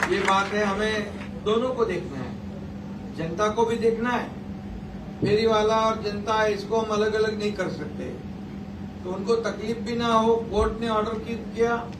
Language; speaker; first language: Hindi; non-native, local second language; Marathi